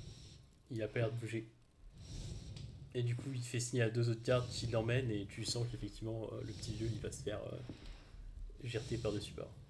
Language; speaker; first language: French; native; French